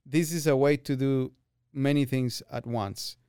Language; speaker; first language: English; non-native, fluent; Spanish